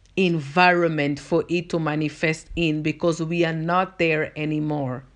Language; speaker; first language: English; non-native, fluent; Portuguese